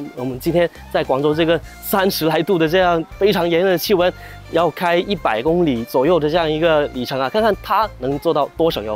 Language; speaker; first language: Chinese; native; Chinese